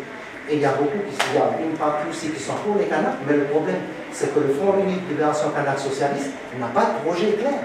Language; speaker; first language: French; native; French